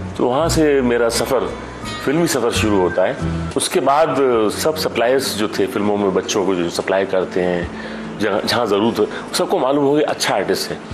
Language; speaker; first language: Hindi; native; Hindi